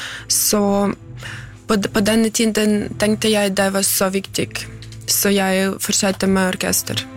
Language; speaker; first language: Swedish; non-native, learner; Ukrainian